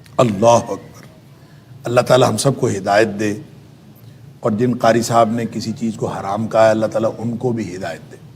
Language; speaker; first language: Urdu; non-native, local second language; Punjabi